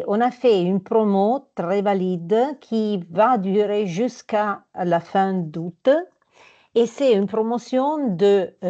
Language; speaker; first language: French; non-native, fluent; Italian